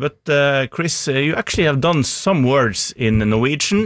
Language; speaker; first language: English; non-native, fluent; Norwegian